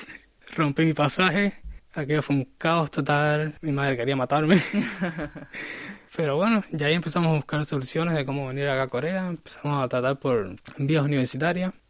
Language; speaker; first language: Spanish; native; Spanish